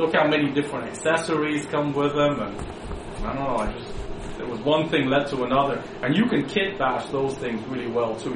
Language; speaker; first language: English; native; English